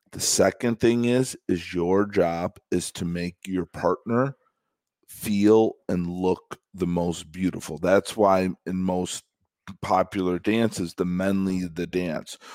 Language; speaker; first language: English; native; English